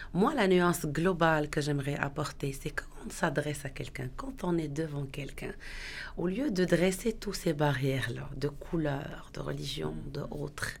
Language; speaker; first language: French; non-native, local second language; Arabic